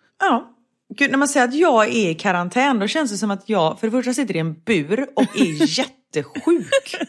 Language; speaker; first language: Swedish; native; Swedish